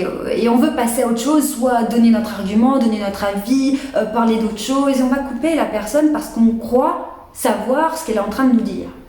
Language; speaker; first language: French; native; French